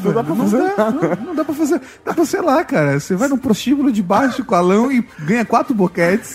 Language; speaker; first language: Portuguese; native; Portuguese